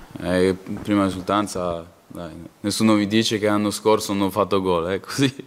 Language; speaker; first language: Italian; non-native, learner; Polish